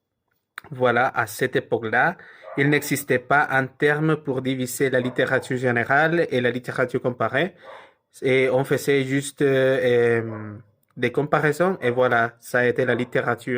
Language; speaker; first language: French; non-native, learner; Spanish